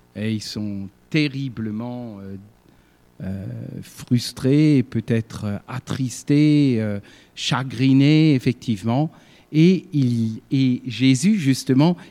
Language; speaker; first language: French; native; French